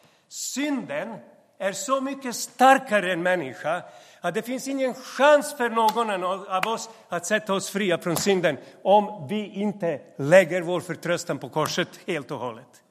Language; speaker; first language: Swedish; non-native, fluent; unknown